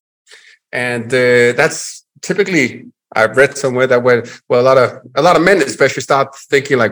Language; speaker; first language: English; non-native, fluent; Danish